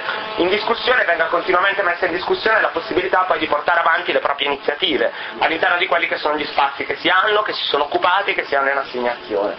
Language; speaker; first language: Italian; native; Italian